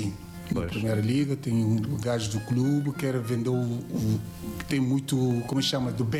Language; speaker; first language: Portuguese; non-native, learner; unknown